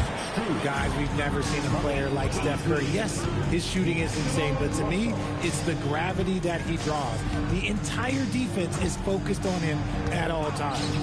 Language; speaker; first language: English; native; English